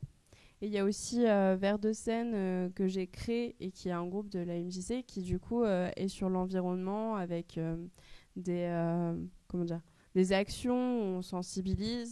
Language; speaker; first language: French; native; French